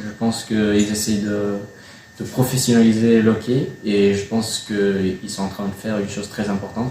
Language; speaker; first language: French; non-native, fluent; Spanish